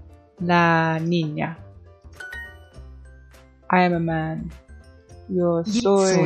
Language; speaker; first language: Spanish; non-native, learner; English